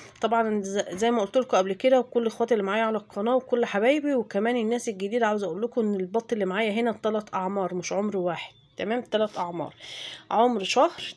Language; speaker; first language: Arabic; native; Arabic